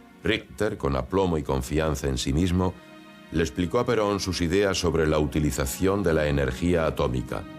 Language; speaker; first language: Spanish; native; Spanish